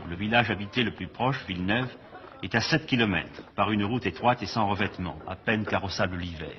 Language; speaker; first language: French; native; French